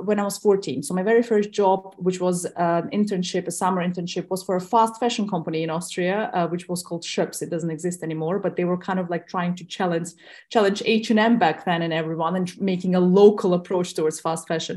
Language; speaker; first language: English; non-native, fluent; Russian